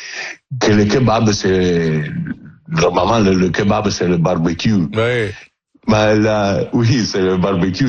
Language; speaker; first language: French; non-native, learner; Italian